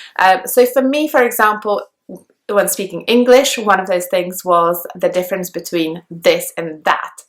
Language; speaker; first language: English; non-native, fluent; Polish